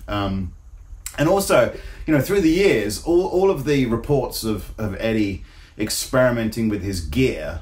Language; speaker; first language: English; native; English